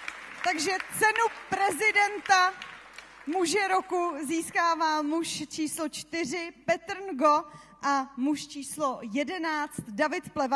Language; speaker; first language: Czech; native; Czech